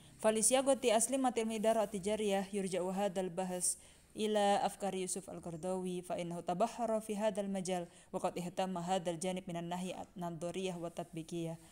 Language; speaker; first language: Arabic; non-native, fluent; Indonesian